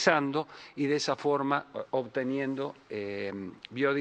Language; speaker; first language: Spanish; native; Spanish